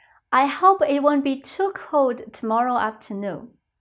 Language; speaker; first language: English; non-native, fluent; Chinese